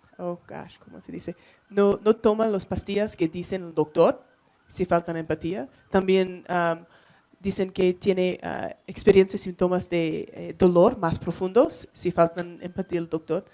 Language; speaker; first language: Spanish; non-native, learner; English